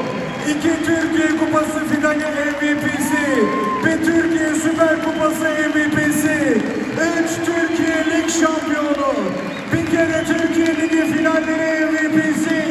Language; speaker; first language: Turkish; native; Turkish